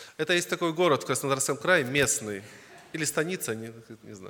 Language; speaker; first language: Russian; native; Russian